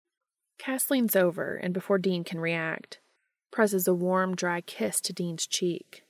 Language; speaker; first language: English; native; English